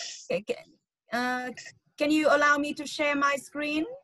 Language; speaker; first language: English; non-native, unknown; Vietnamese